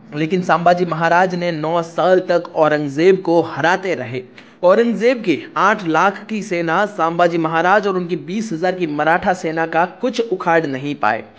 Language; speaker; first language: Hindi; non-native, local second language; Gujarati